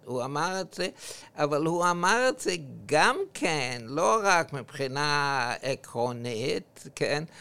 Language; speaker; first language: Hebrew; non-native, fluent; English